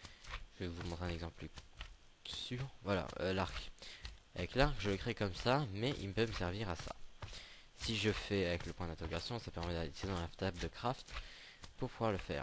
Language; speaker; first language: French; native; French